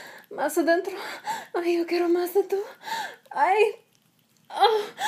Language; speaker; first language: Spanish; non-native, learner; English